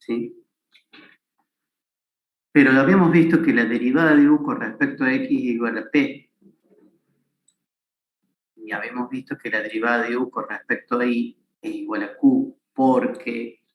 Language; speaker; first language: Spanish; native; Spanish